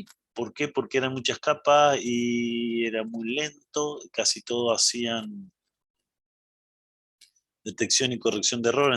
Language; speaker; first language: Spanish; native; Spanish